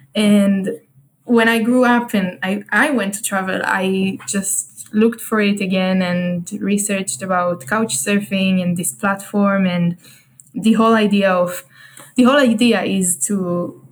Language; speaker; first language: English; non-native, fluent; Hebrew